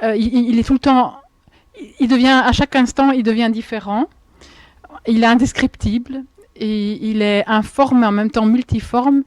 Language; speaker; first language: French; native; French